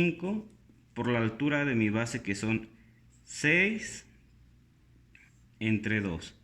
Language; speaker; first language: Spanish; native; Spanish